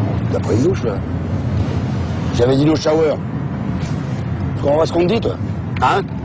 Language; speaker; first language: French; native; French